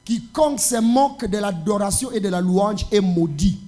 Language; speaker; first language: French; non-native, local second language; Swahili